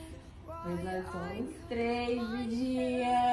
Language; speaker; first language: Portuguese; native; Portuguese